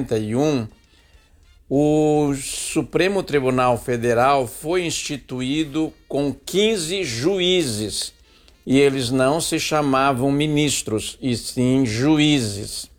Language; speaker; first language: Portuguese; native; Portuguese